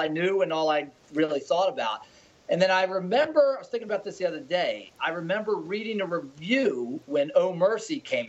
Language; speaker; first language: English; native; English